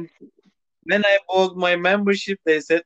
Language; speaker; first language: English; non-native, local second language; Turkish